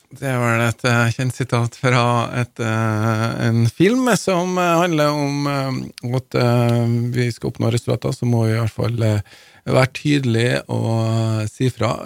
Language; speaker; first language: Norwegian; native; Norwegian